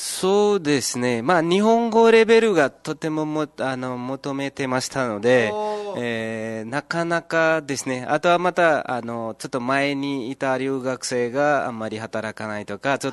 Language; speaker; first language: Japanese; non-native, fluent; Nepali